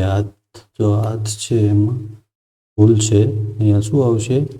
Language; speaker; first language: Hindi; non-native, local second language; Gujarati